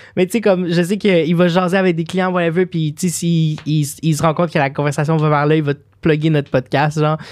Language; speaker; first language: French; native; French